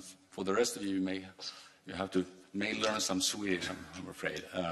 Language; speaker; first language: English; non-native, fluent; Swedish